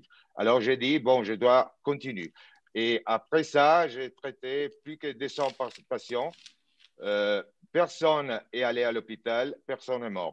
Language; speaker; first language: French; non-native, fluent; Italian